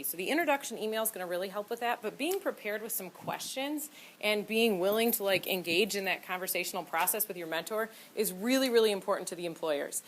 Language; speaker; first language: English; native; English